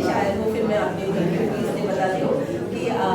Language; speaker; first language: Hindi; non-native, local second language; Marathi